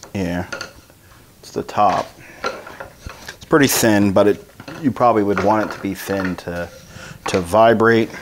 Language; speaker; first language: English; native; English